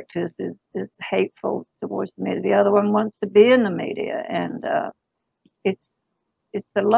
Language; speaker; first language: English; native; English